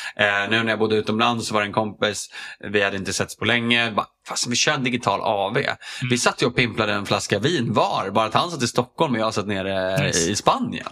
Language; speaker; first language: Swedish; native; Swedish